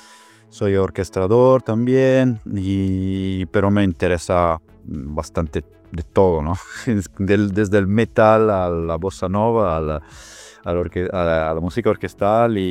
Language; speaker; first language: Spanish; non-native, fluent; Italian